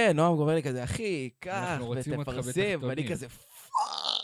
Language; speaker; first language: Hebrew; native; Hebrew